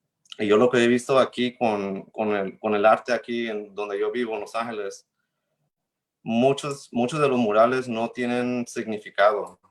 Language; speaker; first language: Spanish; early bilingual, heritage; Spanish